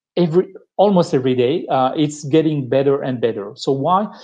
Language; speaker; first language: English; non-native, fluent; French